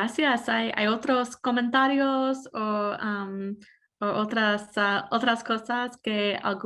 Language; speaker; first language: Spanish; non-native, fluent; English